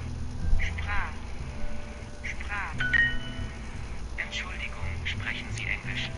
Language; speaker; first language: German; non-native, learner; English